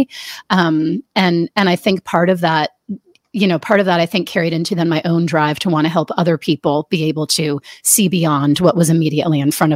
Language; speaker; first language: English; native; English